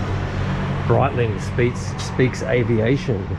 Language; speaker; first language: English; native; English